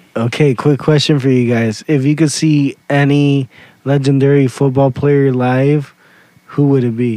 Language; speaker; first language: English; native; English